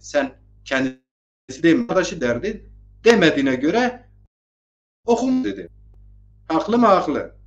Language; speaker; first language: Turkish; non-native, local second language; Zaza